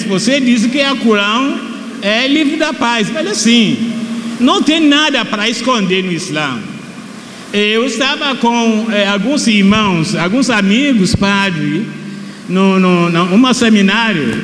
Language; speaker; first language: Portuguese; non-native, fluent; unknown